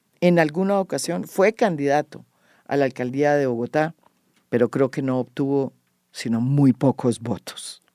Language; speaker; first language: Spanish; native; Spanish